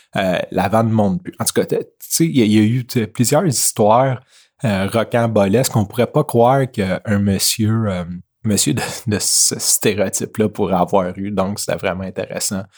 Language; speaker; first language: French; native; French